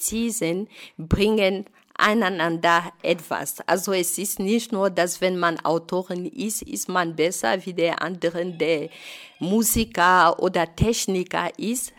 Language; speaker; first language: German; non-native, fluent; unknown